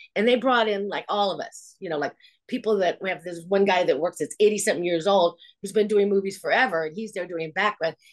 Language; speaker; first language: English; native; English